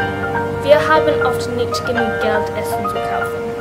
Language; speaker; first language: German; non-native, learner; English